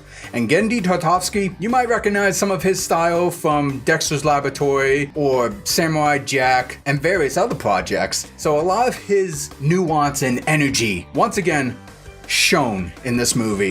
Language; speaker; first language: English; native; English